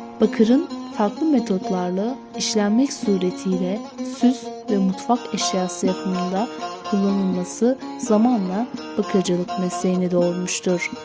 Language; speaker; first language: Turkish; native; Turkish